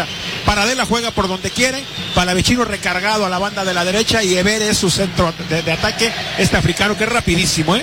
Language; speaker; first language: Spanish; native; Spanish